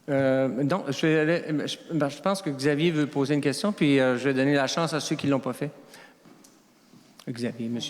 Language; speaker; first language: French; native; French